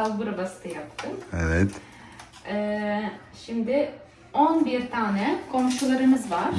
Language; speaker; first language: Turkish; non-native, fluent; Ukrainian